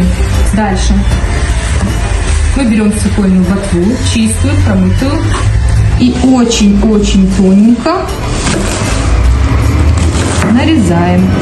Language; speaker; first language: Russian; native; Russian